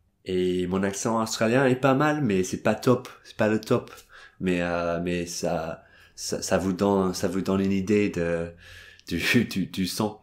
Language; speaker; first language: French; non-native, fluent; English